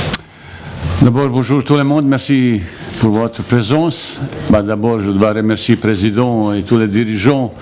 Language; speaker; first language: French; non-native, fluent; Bosnian